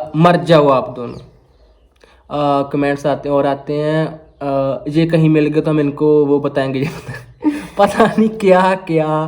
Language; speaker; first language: Hindi; non-native, local second language; Punjabi